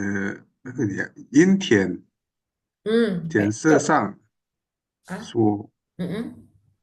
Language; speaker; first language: Chinese; non-native, learner; Indonesian